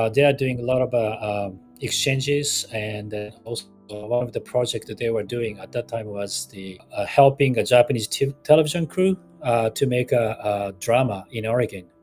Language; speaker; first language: English; non-native, fluent; Japanese